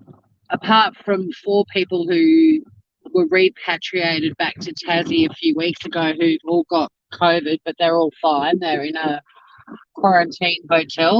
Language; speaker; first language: English; native; English